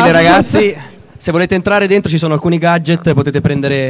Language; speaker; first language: Italian; native; Italian